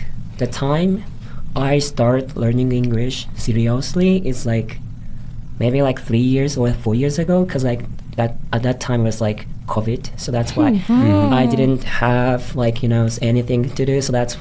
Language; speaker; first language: English; non-native, fluent; Japanese